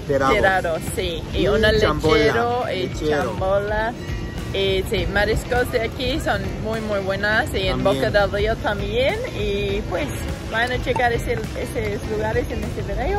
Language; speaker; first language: Spanish; non-native, learner; English